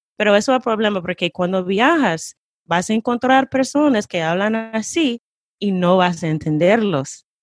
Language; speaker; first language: Spanish; non-native, fluent; English